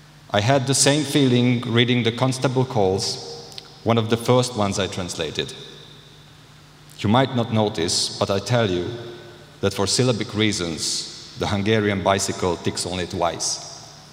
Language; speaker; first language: English; non-native, fluent; Hungarian